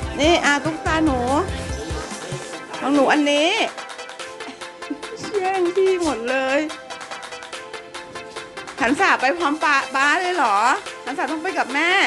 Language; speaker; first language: Thai; native; Thai